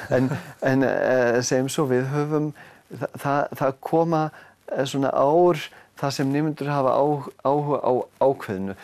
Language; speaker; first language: Icelandic; non-native, fluent; German